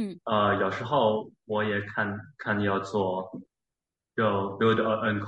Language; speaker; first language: Chinese; early bilingual, heritage; Chinese